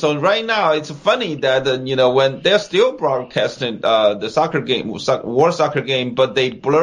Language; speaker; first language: English; non-native, fluent; Chinese